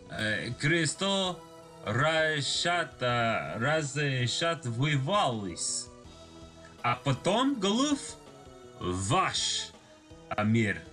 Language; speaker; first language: Russian; non-native, learner; English